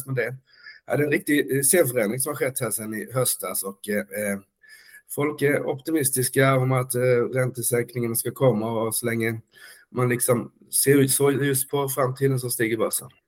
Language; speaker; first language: Swedish; native; Swedish